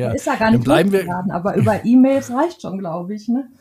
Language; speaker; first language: German; native; German